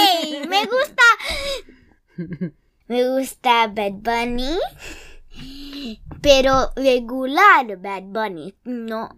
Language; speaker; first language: Spanish; early bilingual, heritage; English